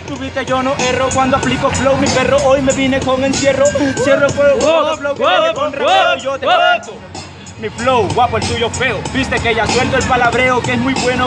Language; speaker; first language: Spanish; native; Spanish